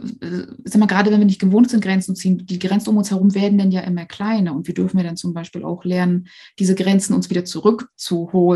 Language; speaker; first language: German; native; German